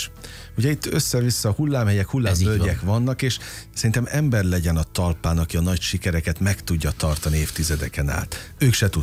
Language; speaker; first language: Hungarian; native; Hungarian